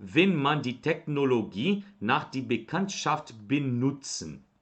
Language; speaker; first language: German; non-native, fluent; Portuguese